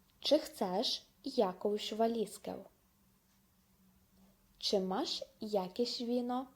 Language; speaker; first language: Polish; non-native, fluent; Ukrainian